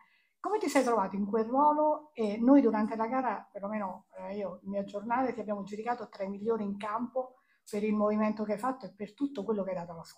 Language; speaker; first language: Italian; native; Italian